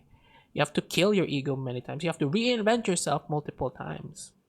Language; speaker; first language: English; non-native, local second language; Filipino